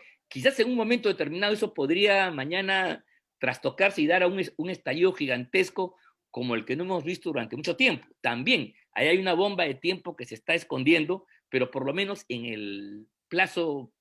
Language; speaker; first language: Spanish; native; Spanish